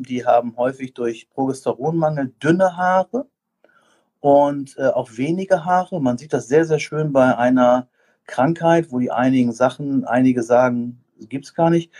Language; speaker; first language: German; native; German